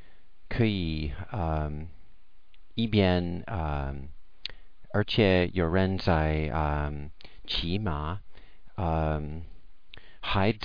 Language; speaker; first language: Chinese; non-native, learner; English